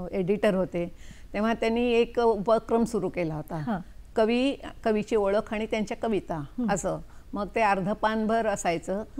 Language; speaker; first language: Marathi; non-native, local second language; Kannada